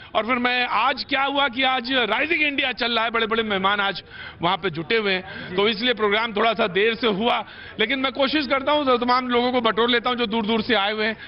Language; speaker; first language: Hindi; native; Hindi